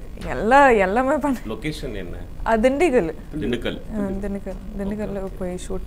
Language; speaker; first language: Tamil; non-native, learner; Kodava